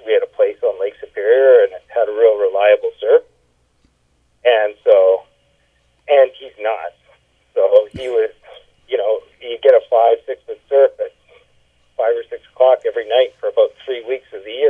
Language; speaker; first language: English; native; English